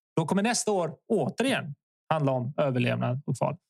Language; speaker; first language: Swedish; early bilingual, other home language; Bosnian